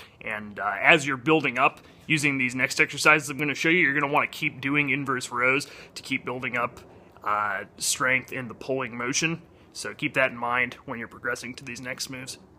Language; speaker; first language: English; native; English